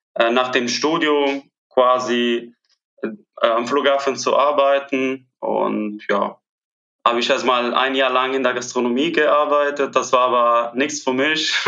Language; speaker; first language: German; non-native, fluent; Italian